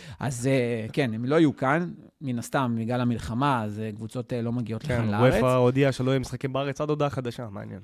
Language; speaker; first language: Hebrew; native; Hebrew